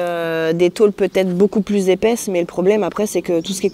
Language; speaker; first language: French; native; French